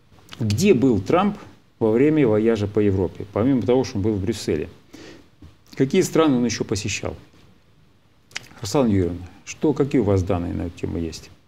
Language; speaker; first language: Russian; native; Russian